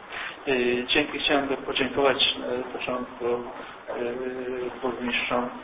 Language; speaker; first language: Polish; early bilingual, heritage; Polish